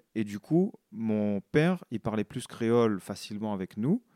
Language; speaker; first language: French; non-native, local second language; Réunion Creole French